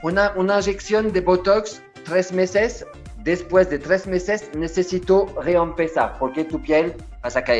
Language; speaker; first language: Spanish; non-native, learner; French